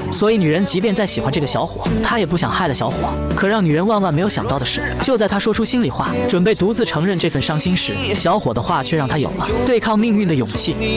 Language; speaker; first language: Chinese; native; Chinese